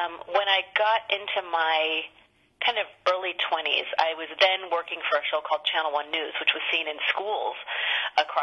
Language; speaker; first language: English; native; English